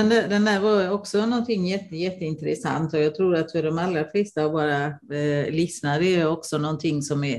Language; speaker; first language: Swedish; non-native, fluent; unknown